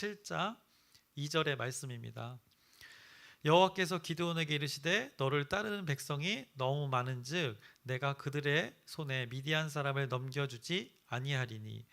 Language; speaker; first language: Korean; native; Korean